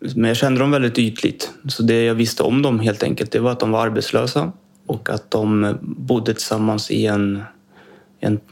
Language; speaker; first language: Swedish; native; Swedish